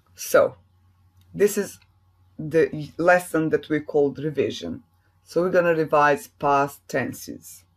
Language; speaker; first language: English; non-native, fluent; Serbian